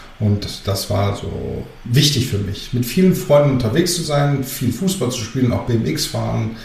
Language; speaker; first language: German; early bilingual, other home language; Greek